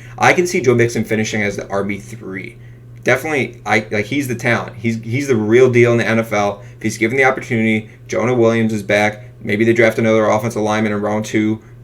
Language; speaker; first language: English; native; English